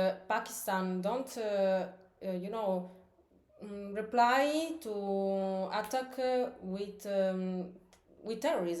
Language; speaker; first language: English; non-native, learner; Italian